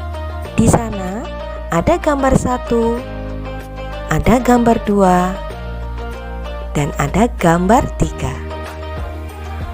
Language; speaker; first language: Indonesian; native; Indonesian